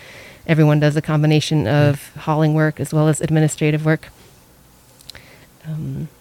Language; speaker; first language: English; native; English